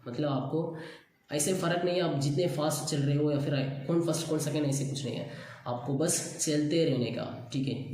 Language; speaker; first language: Hindi; non-native, local second language; Tamil